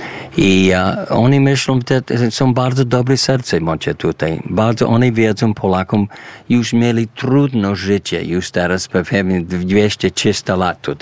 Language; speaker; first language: Polish; early bilingual, heritage; English